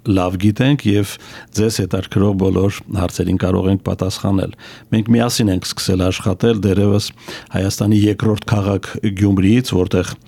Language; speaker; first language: Armenian; native; Armenian